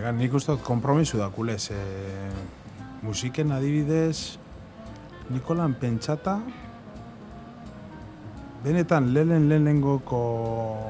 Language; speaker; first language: Basque; native; Basque